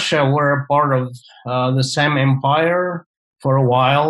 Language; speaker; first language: English; non-native, fluent; Russian